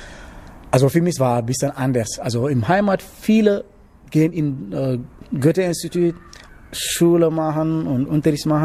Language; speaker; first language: German; non-native, learner; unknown